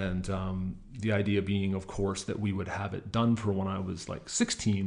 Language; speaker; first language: English; native; English